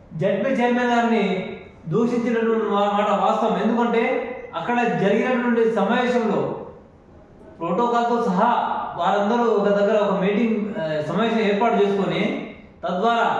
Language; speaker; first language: Telugu; non-native, local second language; Lambadi